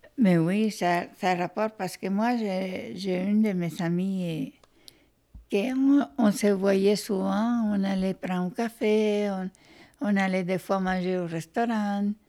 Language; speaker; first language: French; non-native, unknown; Spanish